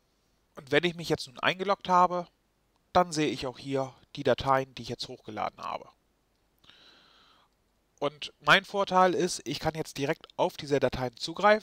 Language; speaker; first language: German; native; German